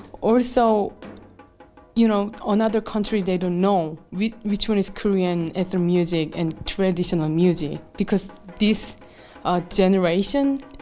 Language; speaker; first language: English; non-native, learner; Korean